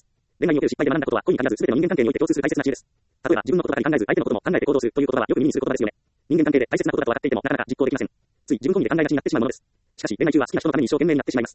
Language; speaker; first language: Japanese; native; Japanese